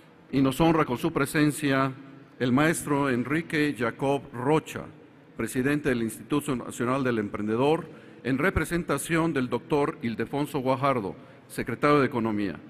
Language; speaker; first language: Spanish; native; Spanish